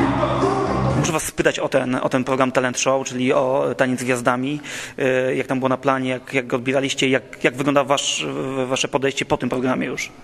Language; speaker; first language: Polish; native; Polish